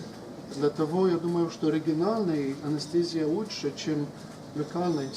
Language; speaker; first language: Russian; non-native, learner; Polish